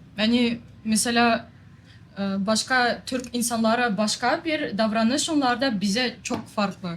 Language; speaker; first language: Turkish; non-native, fluent; Kazakh